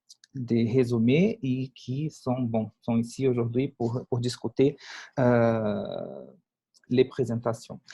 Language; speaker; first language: French; non-native, fluent; Portuguese